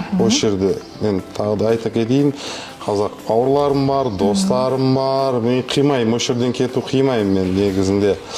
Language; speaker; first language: Kazakh; non-native, local second language; Russian